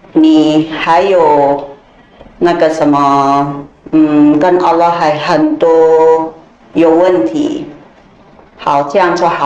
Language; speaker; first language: Chinese; non-native, learner; Indonesian